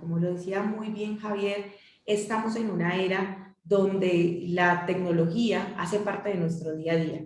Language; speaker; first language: Spanish; native; Spanish